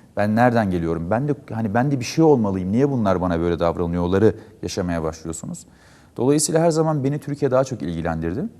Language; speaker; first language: Turkish; early bilingual, heritage; Turkish